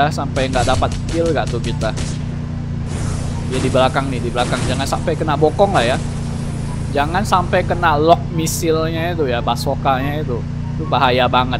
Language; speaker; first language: Indonesian; native; Indonesian